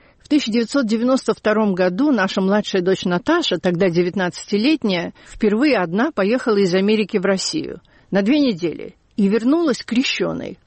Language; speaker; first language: Russian; native; Russian